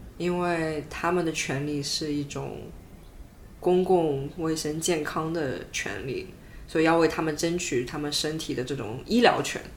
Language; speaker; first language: Chinese; native; Chinese